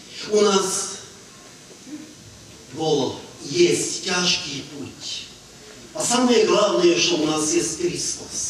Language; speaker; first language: Ukrainian; non-native, learner; Hungarian